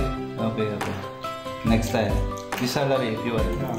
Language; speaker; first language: English; non-native, learner; Filipino